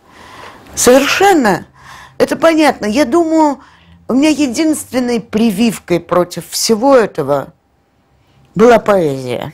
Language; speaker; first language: Russian; native; Russian